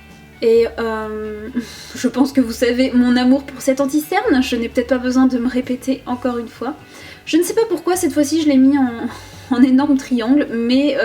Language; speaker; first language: French; native; French